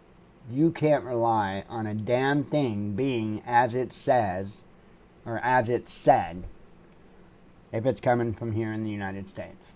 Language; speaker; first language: English; native; English